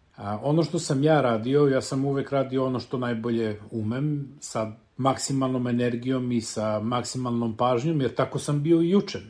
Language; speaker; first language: Serbian; native; Serbian